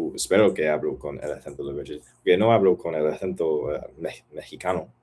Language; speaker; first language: Spanish; non-native, learner; English